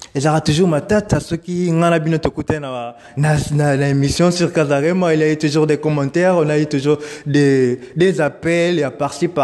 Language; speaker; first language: French; non-native, local second language; Lingala